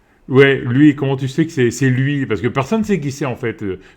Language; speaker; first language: French; native; French